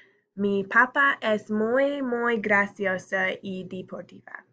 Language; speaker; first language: Spanish; non-native, learner; English